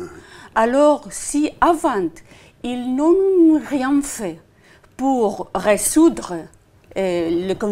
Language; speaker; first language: French; non-native, fluent; Spanish